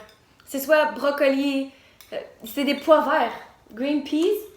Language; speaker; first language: French; native; French